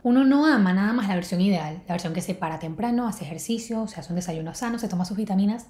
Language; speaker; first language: Spanish; native; Spanish